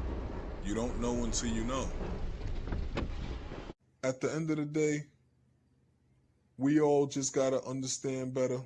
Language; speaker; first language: English; native; English